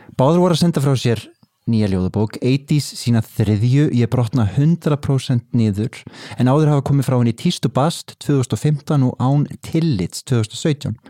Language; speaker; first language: Icelandic; native; Icelandic